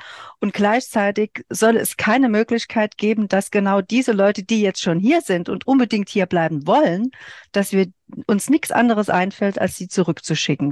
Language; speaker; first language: German; native; German